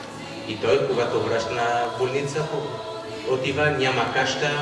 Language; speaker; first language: Bulgarian; non-native, learner; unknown